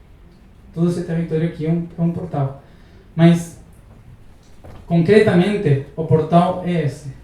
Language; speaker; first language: Portuguese; non-native, learner; Spanish